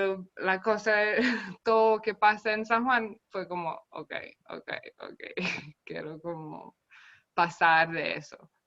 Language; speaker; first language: Spanish; non-native, fluent; Romanian